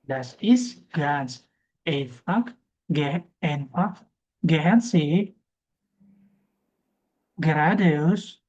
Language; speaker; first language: German; non-native, learner; Indonesian